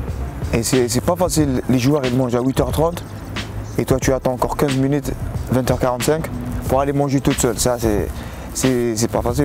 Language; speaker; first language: French; non-native, local second language; Arabic